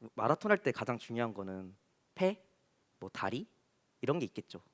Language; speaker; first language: Korean; native; Korean